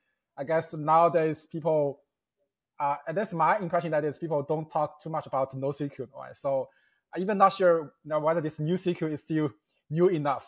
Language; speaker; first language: English; non-native, fluent; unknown